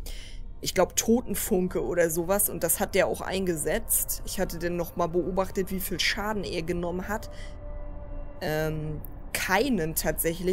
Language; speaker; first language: German; native; German